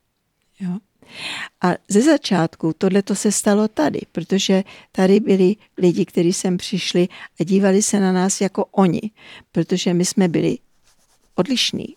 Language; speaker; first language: Czech; early bilingual, heritage; Czech